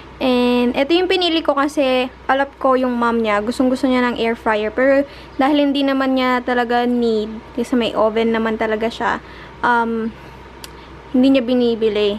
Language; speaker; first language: Filipino; native; Filipino